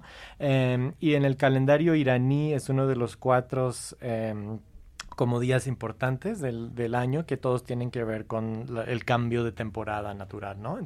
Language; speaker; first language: Spanish; non-native, fluent; English